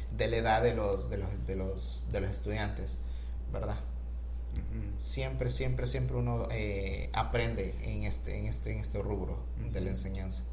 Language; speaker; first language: Spanish; native; Spanish